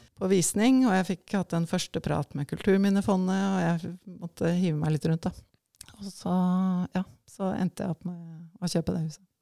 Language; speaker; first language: Norwegian; native; Norwegian